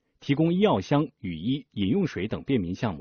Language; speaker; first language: Chinese; native; Chinese